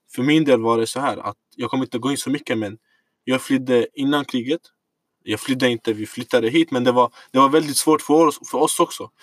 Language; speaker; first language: Swedish; early bilingual, other home language; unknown